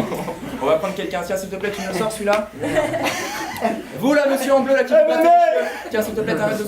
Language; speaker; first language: French; native; French